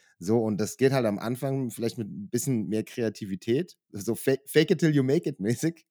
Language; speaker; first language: German; native; German